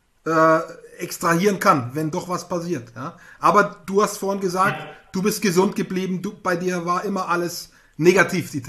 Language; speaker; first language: German; native; German